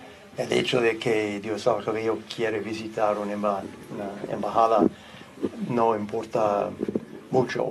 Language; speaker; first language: Spanish; non-native, fluent; English